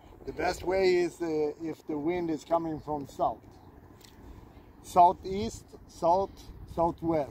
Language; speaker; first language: English; non-native, fluent; Swedish